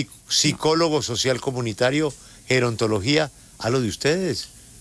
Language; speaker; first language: Spanish; native; Spanish